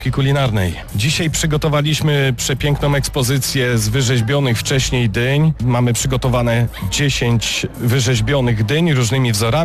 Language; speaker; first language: Polish; native; Polish